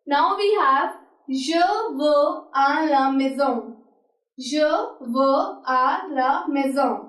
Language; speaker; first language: French; non-native, fluent; Hindi